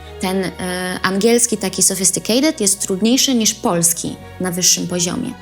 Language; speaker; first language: Polish; native; Polish